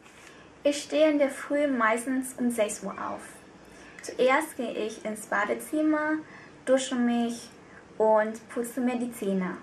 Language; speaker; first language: German; non-native, fluent; Vietnamese